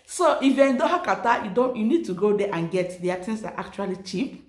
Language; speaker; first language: English; non-native, local second language; Igbo